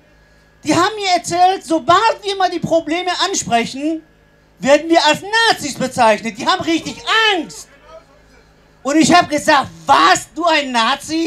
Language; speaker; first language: German; non-native, fluent; Persian